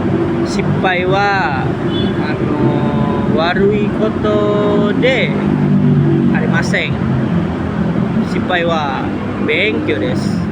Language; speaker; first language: Japanese; non-native, learner; Indonesian